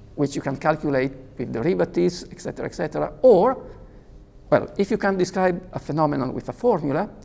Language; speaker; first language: English; non-native, fluent; Italian